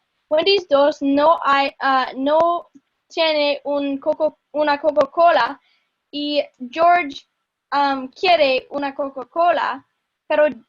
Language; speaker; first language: Spanish; non-native, learner; English